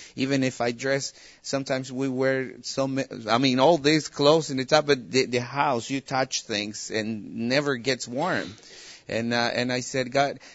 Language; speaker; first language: English; non-native, fluent; Spanish